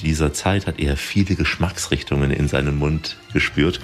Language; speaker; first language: German; native; German